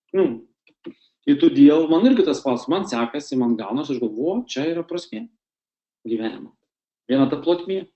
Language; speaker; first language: Lithuanian; non-native, local second language; Russian